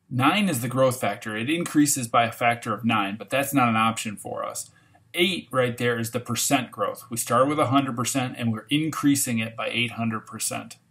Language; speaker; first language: English; native; English